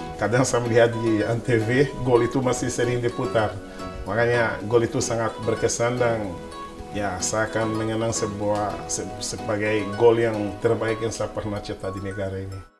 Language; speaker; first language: Indonesian; non-native, fluent; Portuguese